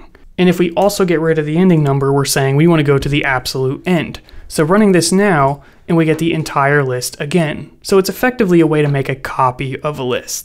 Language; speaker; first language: English; native; English